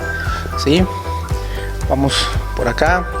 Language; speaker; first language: Spanish; native; Spanish